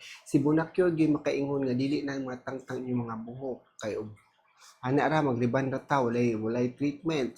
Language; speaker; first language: Cebuano; native; Cebuano